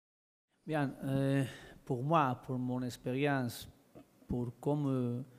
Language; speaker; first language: French; non-native, learner; Spanish